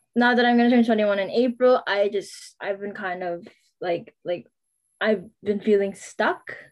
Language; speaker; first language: English; non-native, local second language; Filipino